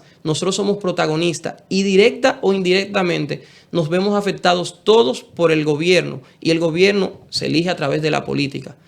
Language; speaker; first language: Spanish; native; Spanish